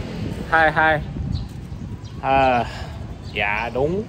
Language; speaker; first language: Vietnamese; non-native, learner; English